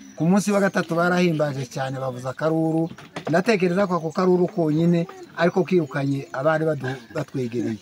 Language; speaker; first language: Kinyarwanda; native; Kinyarwanda